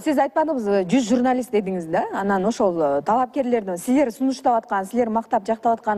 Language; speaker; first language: Kyrgyz; native; Kyrgyz